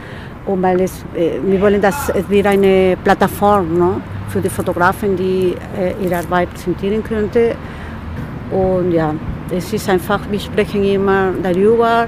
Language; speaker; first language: German; non-native, fluent; Spanish